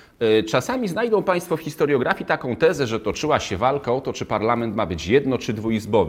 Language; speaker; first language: Polish; native; Polish